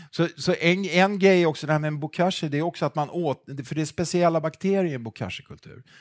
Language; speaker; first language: Swedish; native; Swedish